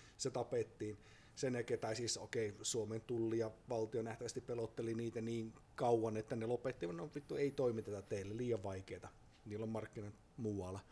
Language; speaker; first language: Finnish; native; Finnish